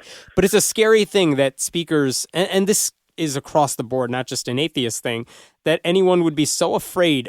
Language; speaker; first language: English; native; English